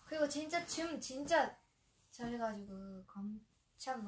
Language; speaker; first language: Korean; non-native, fluent; Japanese